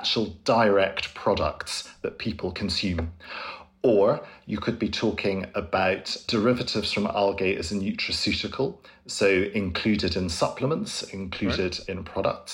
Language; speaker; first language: English; native; English